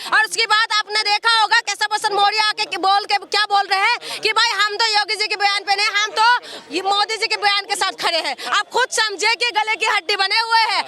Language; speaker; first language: Hindi; non-native, local second language; Manipuri